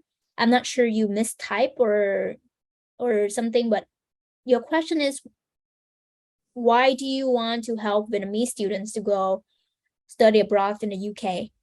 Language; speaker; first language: English; non-native, fluent; Vietnamese